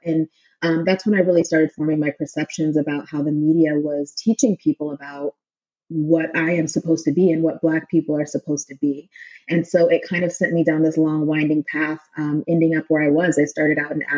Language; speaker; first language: English; native; English